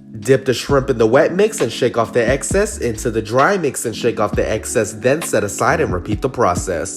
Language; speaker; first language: English; native; English